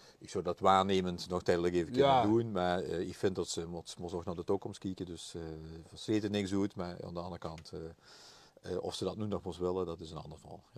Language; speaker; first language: Dutch; non-native, local second language; Limburgish